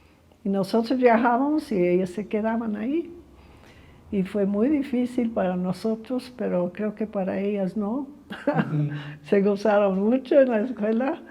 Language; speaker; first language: Spanish; early bilingual, other home language; English